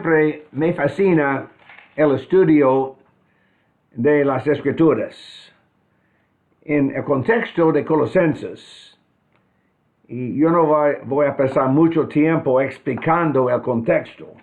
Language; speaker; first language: Spanish; non-native, fluent; English